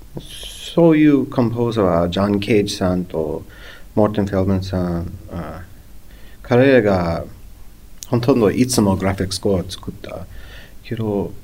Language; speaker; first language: Japanese; non-native, learner; English